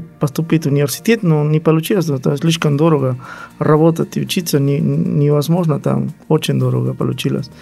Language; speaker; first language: Russian; non-native, learner; Spanish